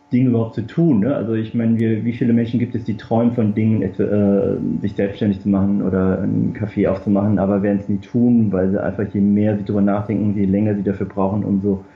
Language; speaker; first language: German; early bilingual, other home language; Korean